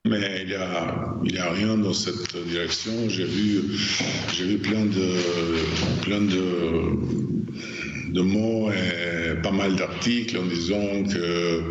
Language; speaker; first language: French; non-native, fluent; Albanian